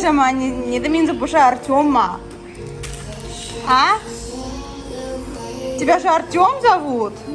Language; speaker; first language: Russian; native; Russian